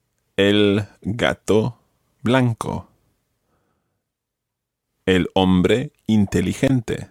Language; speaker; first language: Spanish; non-native, fluent; English